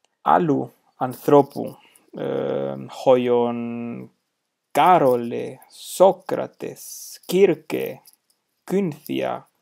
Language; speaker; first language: Greek; non-native, fluent; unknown